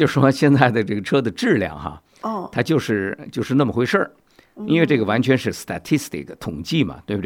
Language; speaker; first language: Chinese; native; Chinese